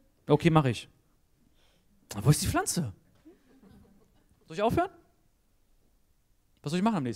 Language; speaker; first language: German; native; German